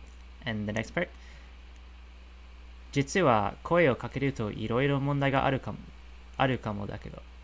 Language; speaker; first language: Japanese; non-native, fluent; English